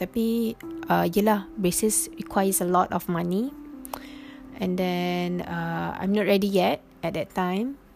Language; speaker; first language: English; non-native, local second language; Malay